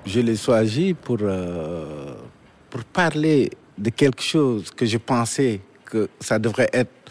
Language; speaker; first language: French; non-native, local second language; Wolof